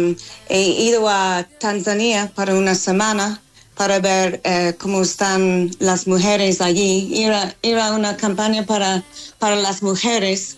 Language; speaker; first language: Spanish; non-native, fluent; English